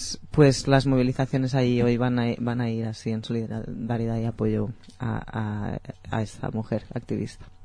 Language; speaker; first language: Spanish; native; Spanish